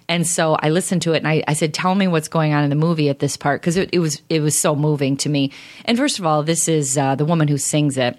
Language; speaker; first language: English; native; English